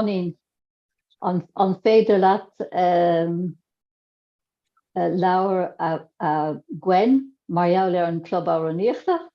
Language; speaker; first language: Irish; non-native, local second language; English